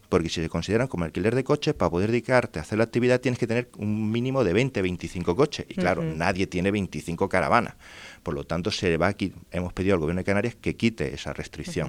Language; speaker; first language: Spanish; native; Spanish